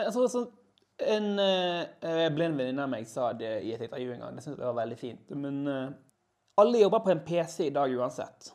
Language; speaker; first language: Norwegian; native; Norwegian